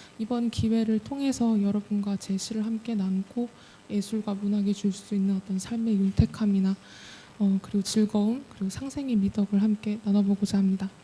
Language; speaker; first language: Korean; native; Korean